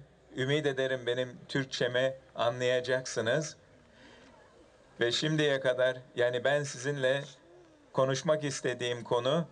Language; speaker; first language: Turkish; early bilingual, heritage; Turkish